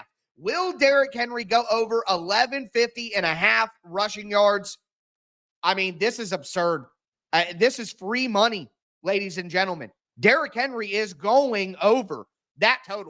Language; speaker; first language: English; native; English